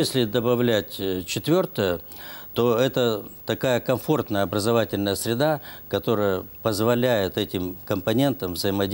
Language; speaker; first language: Russian; native; Russian